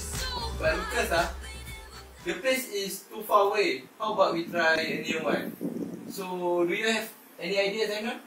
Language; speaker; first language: English; non-native, local second language; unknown